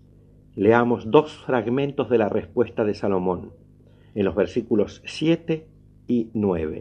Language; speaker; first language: Spanish; native; Spanish